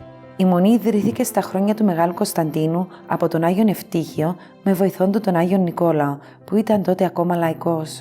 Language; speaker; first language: Greek; native; Greek